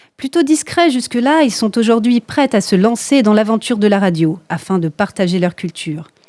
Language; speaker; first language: French; native; French